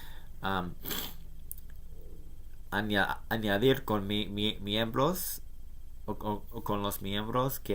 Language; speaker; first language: Spanish; non-native, learner; English